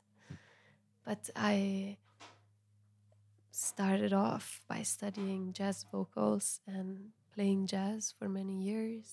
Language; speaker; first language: English; non-native, fluent; Italian